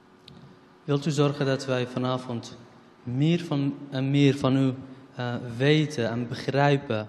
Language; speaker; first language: Dutch; non-native, fluent; Kurdish